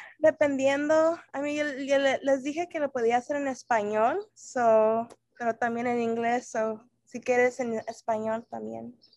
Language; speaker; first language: Spanish; early bilingual, heritage; Spanish